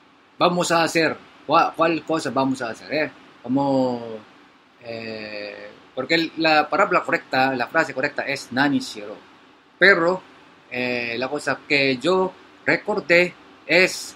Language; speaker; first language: Spanish; non-native, learner; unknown